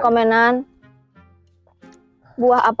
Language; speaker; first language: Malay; non-native, local second language; Sundanese